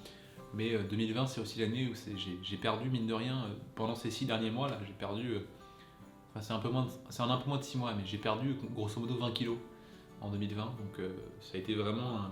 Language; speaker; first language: French; native; French